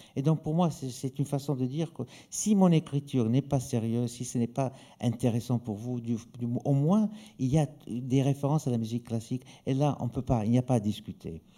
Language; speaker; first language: French; native; French